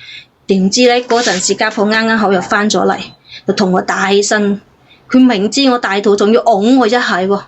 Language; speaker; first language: Cantonese; native; Cantonese